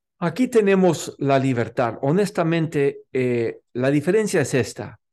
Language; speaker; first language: Spanish; non-native, local second language; English